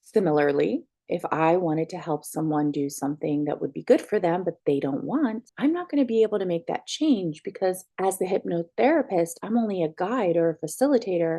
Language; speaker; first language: English; native; English